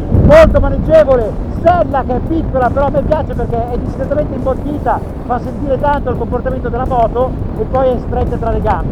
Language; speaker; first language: Italian; native; Italian